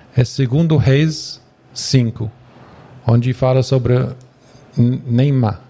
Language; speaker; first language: Portuguese; non-native, fluent; English